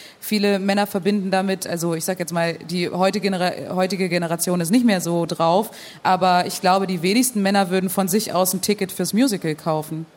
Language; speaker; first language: German; native; German